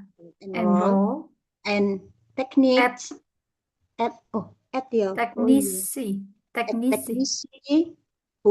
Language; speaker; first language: English; non-native, learner; Javanese